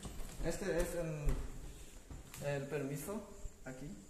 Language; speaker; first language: Spanish; early bilingual, other home language; Japanese